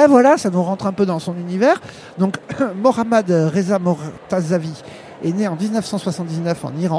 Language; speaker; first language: French; native; French